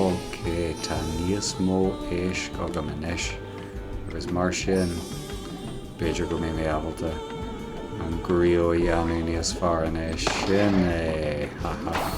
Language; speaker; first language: Irish; non-native, local second language; English